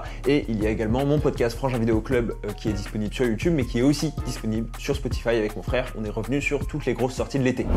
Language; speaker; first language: French; native; French